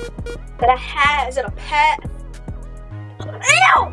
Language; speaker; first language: English; native; English